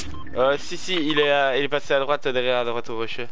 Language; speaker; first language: French; native; French